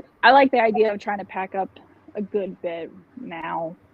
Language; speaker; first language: English; native; English